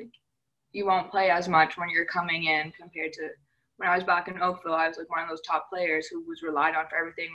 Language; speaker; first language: English; native; English